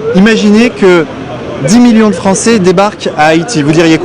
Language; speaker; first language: French; native; French